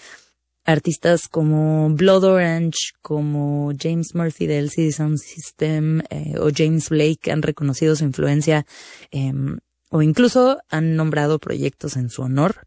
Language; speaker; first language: Spanish; native; Spanish